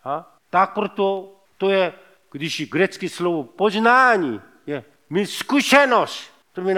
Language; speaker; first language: Czech; non-native, fluent; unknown